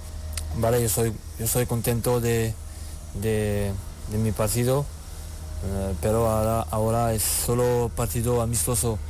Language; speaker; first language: Spanish; non-native, learner; French